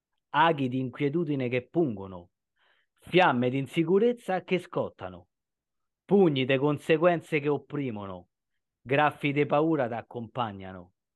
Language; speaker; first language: Italian; native; Italian